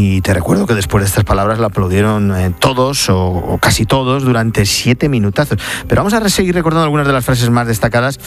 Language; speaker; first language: Spanish; native; Spanish